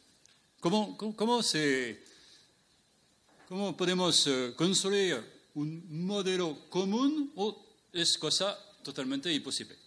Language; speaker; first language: Spanish; non-native, fluent; French